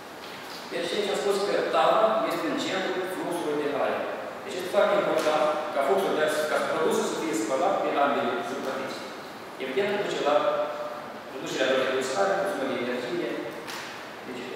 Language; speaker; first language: Romanian; native; Romanian